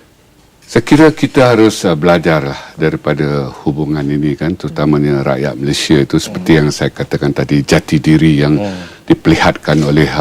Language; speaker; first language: Malay; native; Malay